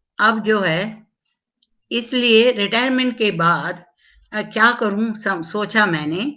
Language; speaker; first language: Hindi; non-native, local second language; Tamil